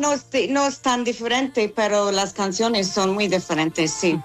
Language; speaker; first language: Spanish; non-native, learner; English